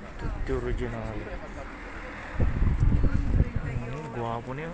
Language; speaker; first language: Italian; non-native, learner; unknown